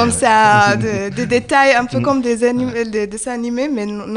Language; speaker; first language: French; non-native, learner; Arabic